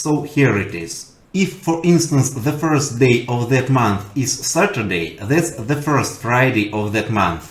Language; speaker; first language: English; non-native, fluent; Russian